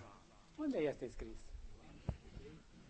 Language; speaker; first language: Romanian; non-native, learner; English